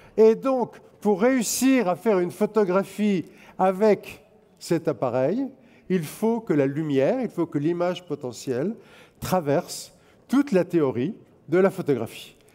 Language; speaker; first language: French; native; French